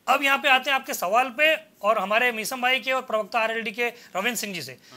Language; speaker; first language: Hindi; native; Hindi